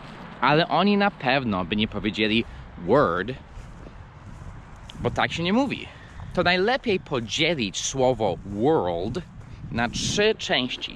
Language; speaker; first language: Polish; non-native, fluent; English